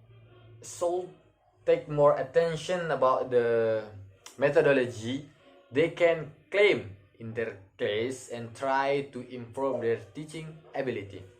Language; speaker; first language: English; non-native, learner; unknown